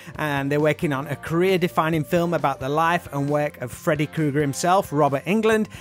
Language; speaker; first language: English; native; English